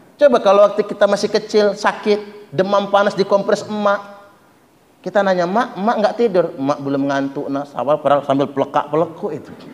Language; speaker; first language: Indonesian; non-native, local second language; Malay